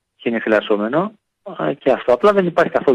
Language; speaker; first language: Greek; native; Greek